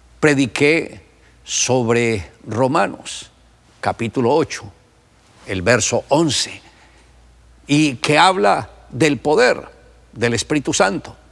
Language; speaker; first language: Spanish; native; Spanish